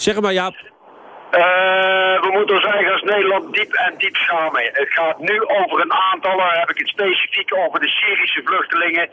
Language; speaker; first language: Dutch; native; Dutch